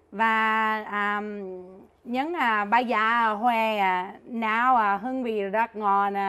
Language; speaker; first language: Vietnamese; non-native, learner; English